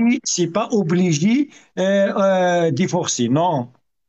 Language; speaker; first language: French; non-native, learner; Arabic